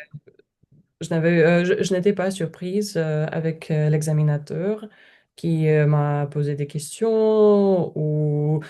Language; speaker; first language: French; non-native, learner; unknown